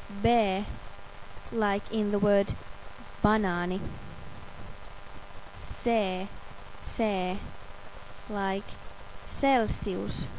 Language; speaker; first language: English; non-native, fluent; Finnish